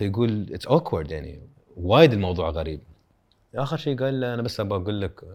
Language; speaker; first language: Arabic; native; Arabic